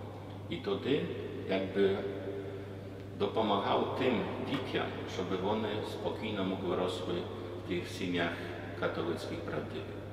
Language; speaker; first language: Ukrainian; non-native, fluent; Polish